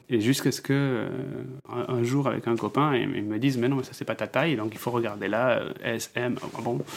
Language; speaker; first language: French; non-native, fluent; Spanish